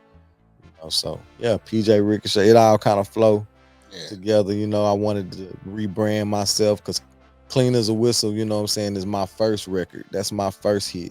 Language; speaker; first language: English; native; English